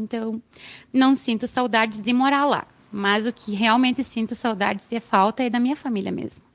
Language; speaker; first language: Portuguese; non-native, fluent; Arabic